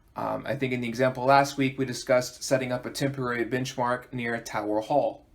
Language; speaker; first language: English; native; English